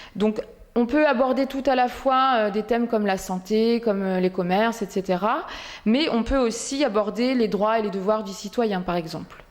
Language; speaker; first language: French; native; French